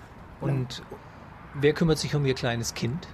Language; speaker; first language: German; native; German